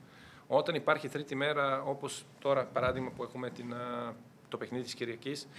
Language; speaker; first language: Greek; non-native, fluent; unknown